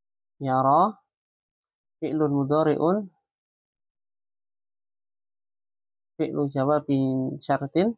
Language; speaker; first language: Arabic; non-native, fluent; Indonesian